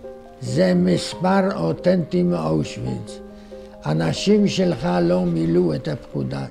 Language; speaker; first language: Hebrew; non-native, fluent; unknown